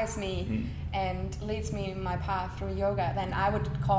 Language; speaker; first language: English; non-native, fluent; German